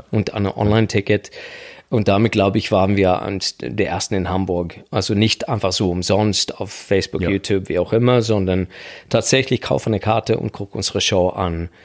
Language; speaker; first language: German; non-native, fluent; Swedish